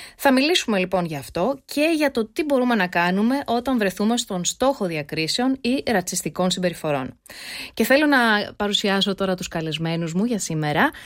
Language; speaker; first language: Greek; early bilingual, heritage; Greek